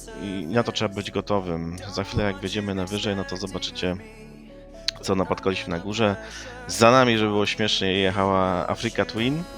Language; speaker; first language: Polish; native; Polish